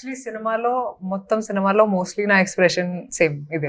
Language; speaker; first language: Telugu; non-native, fluent; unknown